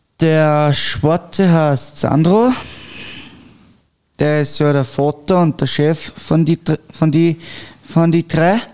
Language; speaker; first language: German; native; German